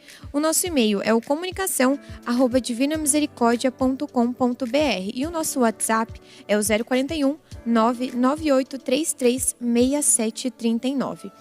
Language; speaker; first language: Portuguese; native; Portuguese